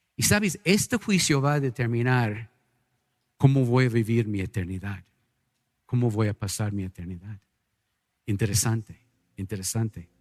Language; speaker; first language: Spanish; non-native, fluent; English